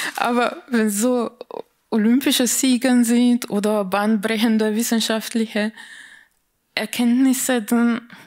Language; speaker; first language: German; non-native, fluent; Slovenian